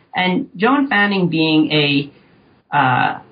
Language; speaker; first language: English; native; English